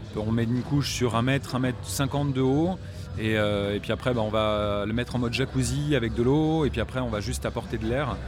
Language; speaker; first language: French; native; French